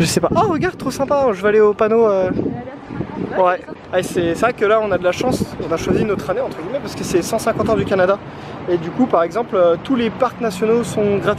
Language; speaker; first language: French; native; French